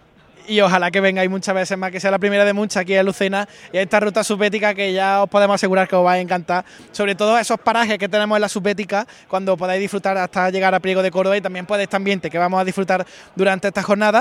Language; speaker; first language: Spanish; native; Spanish